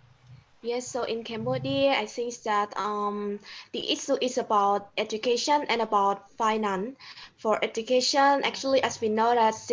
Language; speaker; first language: English; non-native, learner; Khmer